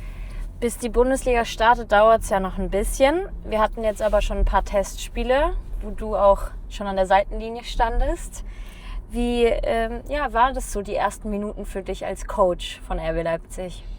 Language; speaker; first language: German; native; German